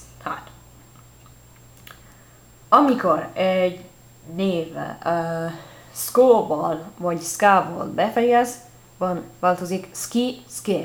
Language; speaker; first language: Hungarian; non-native, learner; Italian